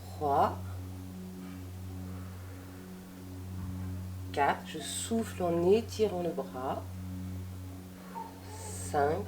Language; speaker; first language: French; native; French